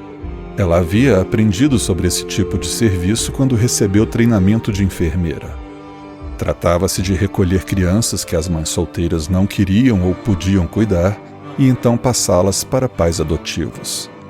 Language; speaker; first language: Portuguese; native; Portuguese